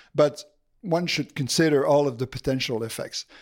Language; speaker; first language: English; non-native, fluent; French